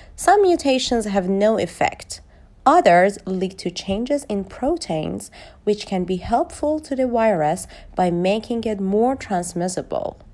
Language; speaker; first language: English; non-native, fluent; Persian